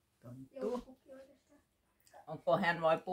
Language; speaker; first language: Finnish; non-native, learner; Thai